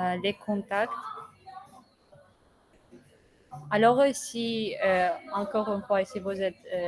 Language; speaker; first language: French; non-native, learner; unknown